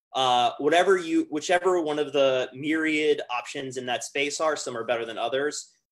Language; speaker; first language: English; native; English